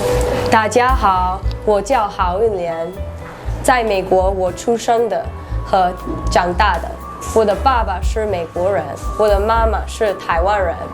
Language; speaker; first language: Chinese; early bilingual, heritage; English